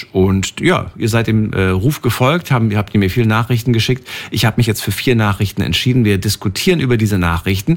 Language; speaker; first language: German; native; German